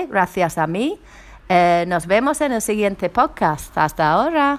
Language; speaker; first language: Spanish; non-native, fluent; English